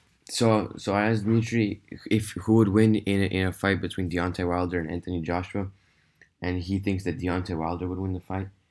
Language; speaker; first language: English; early bilingual, other home language; Russian